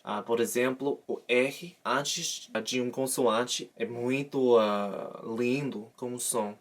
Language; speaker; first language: Portuguese; non-native, learner; English